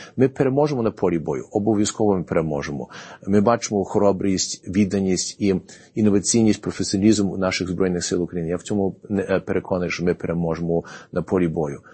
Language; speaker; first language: Ukrainian; early bilingual, heritage; Ukrainian